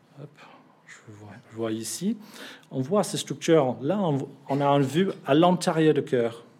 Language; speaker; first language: French; non-native, fluent; English